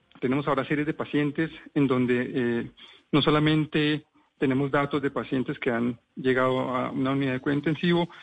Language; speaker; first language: Spanish; native; Spanish